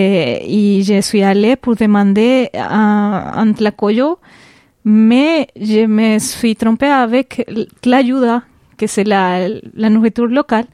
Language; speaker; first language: French; non-native, fluent; Spanish